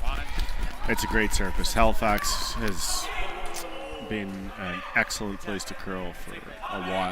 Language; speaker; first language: English; native; English